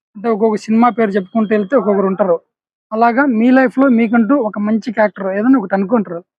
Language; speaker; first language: Telugu; native; Telugu